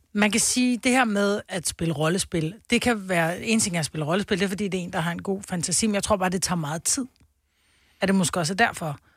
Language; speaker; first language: Danish; native; Danish